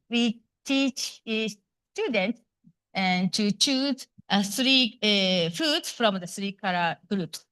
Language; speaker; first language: English; non-native, fluent; Japanese